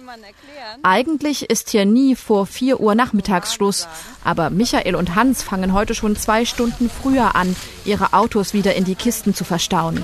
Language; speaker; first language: German; native; German